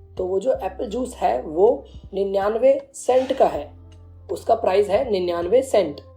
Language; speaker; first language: Hindi; native; Hindi